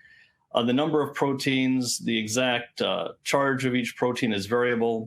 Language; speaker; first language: English; native; English